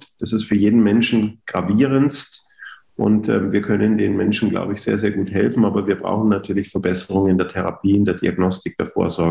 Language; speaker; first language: German; native; German